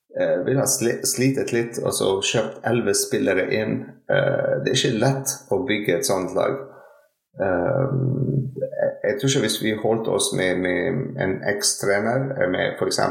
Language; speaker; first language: Norwegian; non-native, fluent; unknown